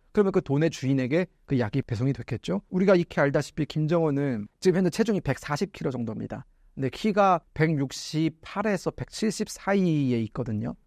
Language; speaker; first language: Korean; native; Korean